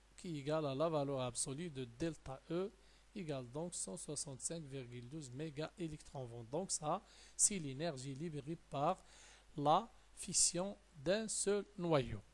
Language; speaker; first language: French; non-native, local second language; Arabic